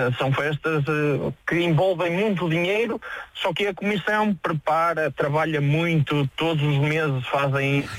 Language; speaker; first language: Portuguese; native; Portuguese